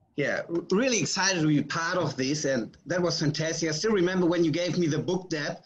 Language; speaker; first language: English; non-native, fluent; German